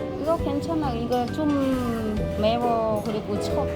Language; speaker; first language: Korean; non-native, learner; Thai